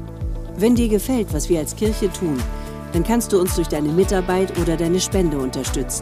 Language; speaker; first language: German; native; German